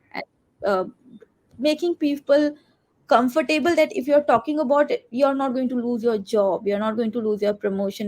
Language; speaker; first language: English; non-native, local second language; Hindi